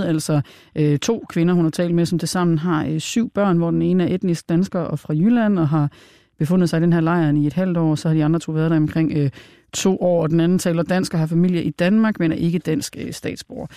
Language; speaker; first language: Danish; native; Danish